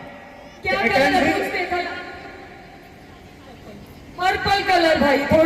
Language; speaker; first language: Hindi; native; Hindi